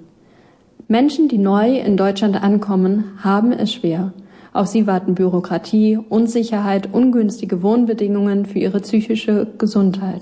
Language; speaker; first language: German; native; German